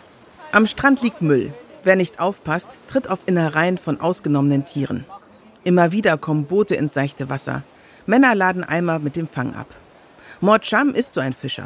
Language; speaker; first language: German; native; German